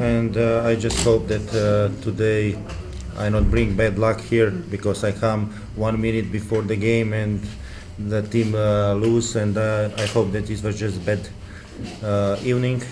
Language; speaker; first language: English; non-native, fluent; Slovenian